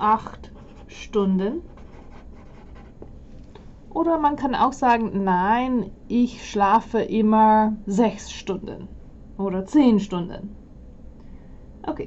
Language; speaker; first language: German; non-native, fluent; English